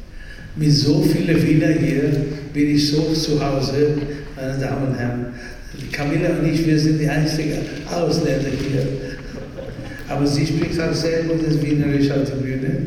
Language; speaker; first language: German; non-native, fluent; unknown